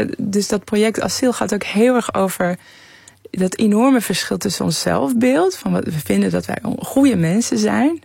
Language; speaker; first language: Dutch; early bilingual, other home language; Persian